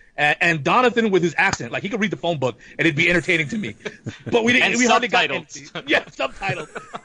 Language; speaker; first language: English; native; English